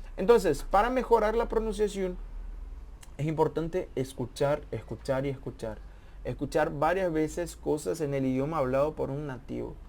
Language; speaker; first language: Spanish; non-native, fluent; Portuguese